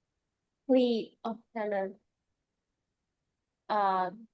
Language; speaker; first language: English; non-native, learner; Vietnamese